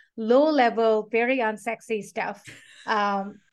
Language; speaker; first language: English; non-native, local second language; Tamil